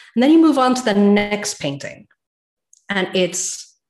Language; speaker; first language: English; native; English